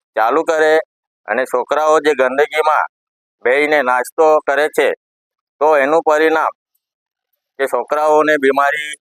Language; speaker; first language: Gujarati; non-native, local second language; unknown